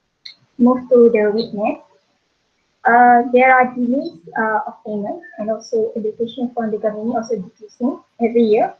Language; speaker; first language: English; non-native, local second language; Malay